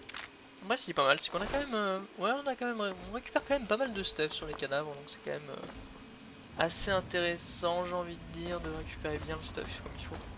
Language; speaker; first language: French; native; French